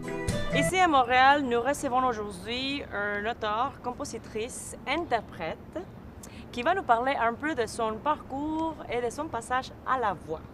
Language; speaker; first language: French; native; French